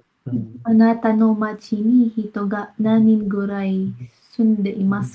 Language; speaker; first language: Japanese; non-native, learner; Filipino